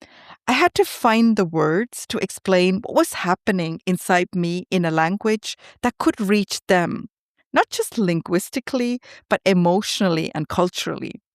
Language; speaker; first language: English; non-native, fluent; Tamil